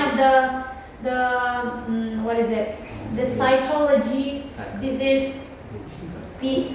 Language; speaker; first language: English; non-native, learner; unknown